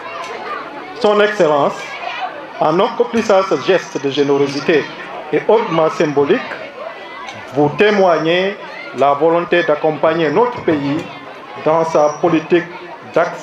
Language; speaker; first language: French; non-native, local second language; Serer